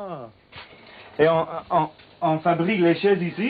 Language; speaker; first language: French; non-native, fluent; English